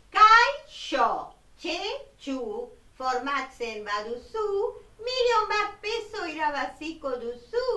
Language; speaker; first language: Basque; non-native, learner; Spanish